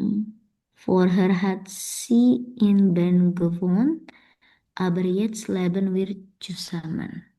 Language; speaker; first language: German; non-native, learner; Indonesian